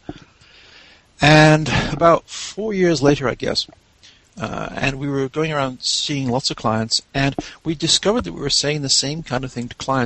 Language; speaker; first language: English; native; English